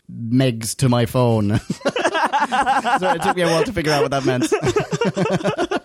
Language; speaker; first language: English; native; English